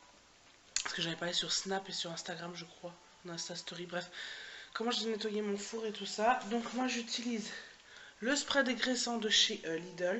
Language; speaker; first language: French; native; French